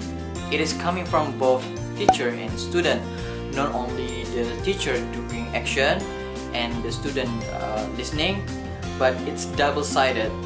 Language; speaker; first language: English; non-native, learner; Indonesian